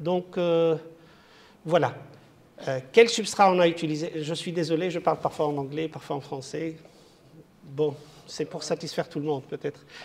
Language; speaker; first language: French; non-native, local second language; Arabic